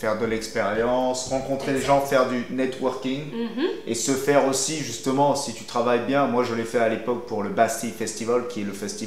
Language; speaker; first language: French; native; French